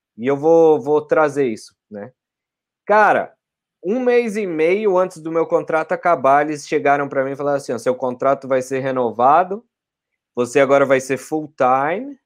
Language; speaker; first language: Portuguese; native; Portuguese